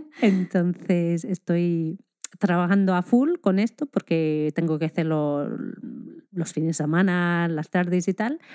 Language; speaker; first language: Spanish; non-native, fluent; English